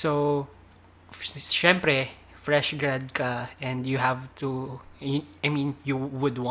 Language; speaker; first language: English; non-native, local second language; Cebuano